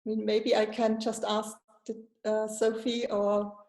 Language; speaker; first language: English; non-native, fluent; German